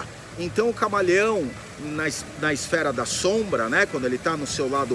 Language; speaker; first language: Portuguese; native; Portuguese